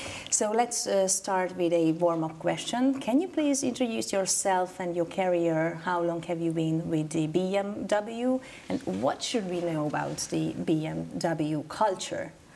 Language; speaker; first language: English; non-native, fluent; Hungarian